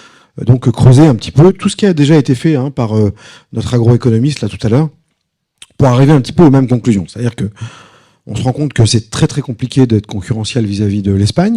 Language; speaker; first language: French; native; French